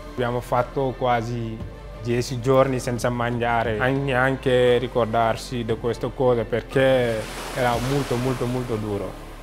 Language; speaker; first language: Italian; non-native, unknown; Wolof